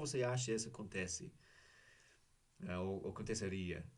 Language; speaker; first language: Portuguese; non-native, learner; English